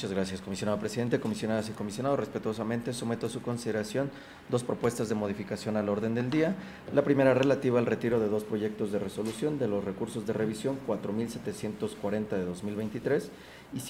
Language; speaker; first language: Spanish; native; Spanish